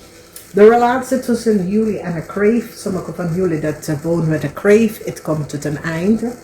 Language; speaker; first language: Dutch; non-native, learner; English